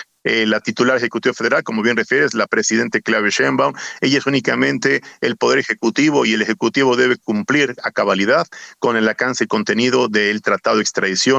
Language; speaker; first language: Spanish; native; Spanish